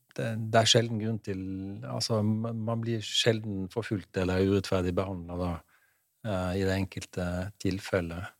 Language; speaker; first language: Norwegian; native; Norwegian